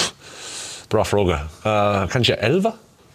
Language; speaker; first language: Swedish; non-native, learner; English